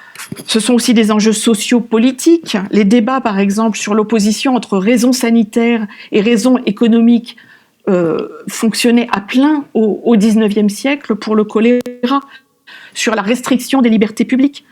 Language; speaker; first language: French; native; French